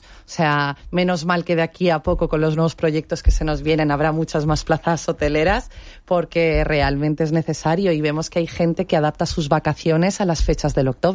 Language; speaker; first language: Spanish; native; Spanish